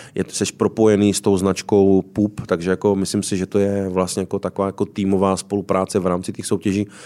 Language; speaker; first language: Czech; native; Czech